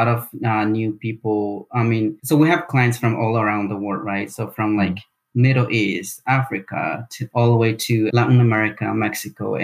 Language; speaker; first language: English; non-native, fluent; Spanish